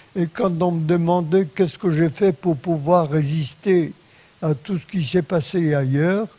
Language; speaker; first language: French; non-native, fluent; Polish